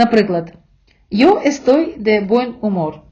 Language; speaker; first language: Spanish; non-native, fluent; Ukrainian